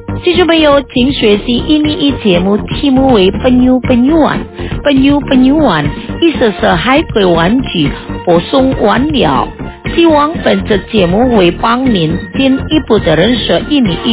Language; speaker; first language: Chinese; non-native, fluent; Indonesian